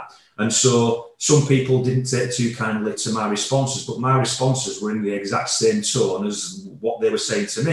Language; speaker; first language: English; native; English